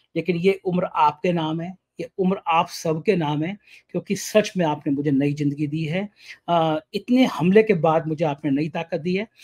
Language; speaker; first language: Hindi; native; Hindi